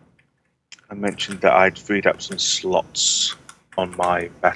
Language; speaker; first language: English; native; English